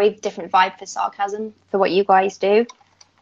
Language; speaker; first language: English; native; English